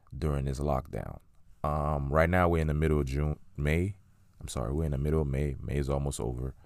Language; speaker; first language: English; early bilingual, other home language; Haitian Creole